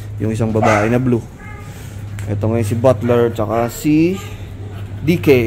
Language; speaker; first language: Filipino; native; Filipino